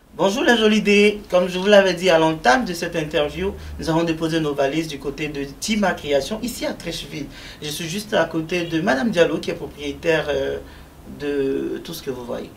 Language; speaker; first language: French; native; French